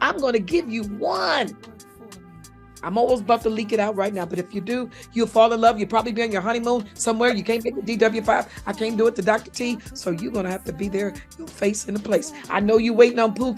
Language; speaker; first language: English; native; English